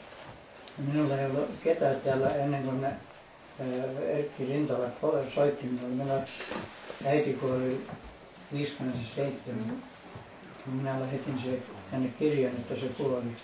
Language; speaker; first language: Finnish; early bilingual, heritage; English